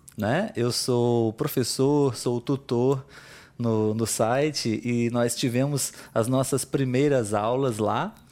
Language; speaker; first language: Portuguese; native; Portuguese